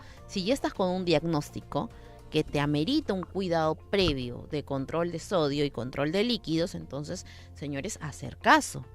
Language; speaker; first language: Spanish; native; Spanish